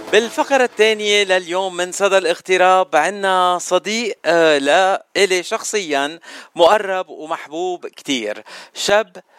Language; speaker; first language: Arabic; native; Arabic